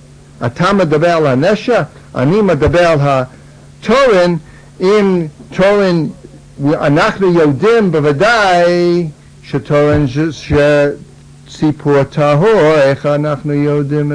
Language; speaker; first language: Hebrew; non-native, fluent; English